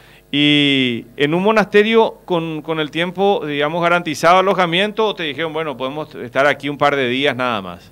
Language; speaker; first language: Spanish; native; Spanish